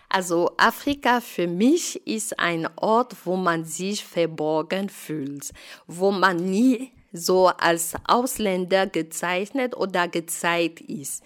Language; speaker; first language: German; non-native, fluent; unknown